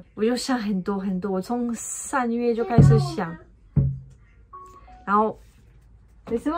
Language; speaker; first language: Chinese; non-native, fluent; French